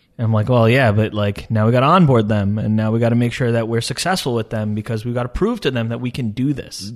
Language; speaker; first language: English; early bilingual, other home language; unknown